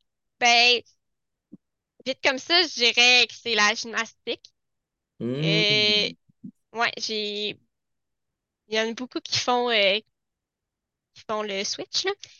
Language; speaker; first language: French; native; French